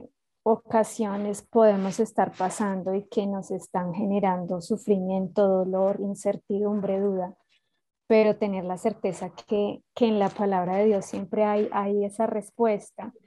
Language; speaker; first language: Spanish; native; Spanish